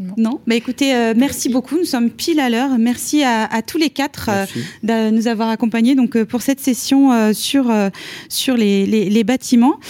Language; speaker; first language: French; native; French